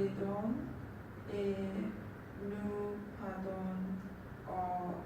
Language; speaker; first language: French; non-native, learner; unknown